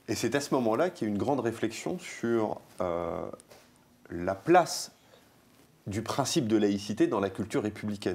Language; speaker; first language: French; native; French